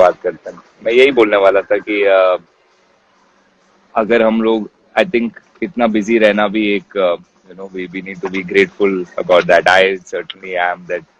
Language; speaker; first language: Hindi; non-native, local second language; Kannada